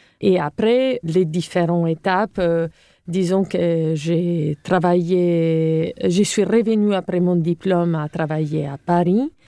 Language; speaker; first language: French; non-native, fluent; Italian